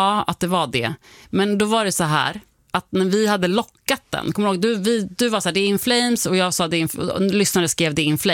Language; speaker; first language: Swedish; native; Swedish